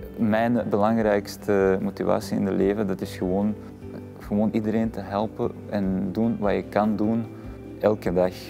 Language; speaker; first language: Dutch; non-native, fluent; Chechen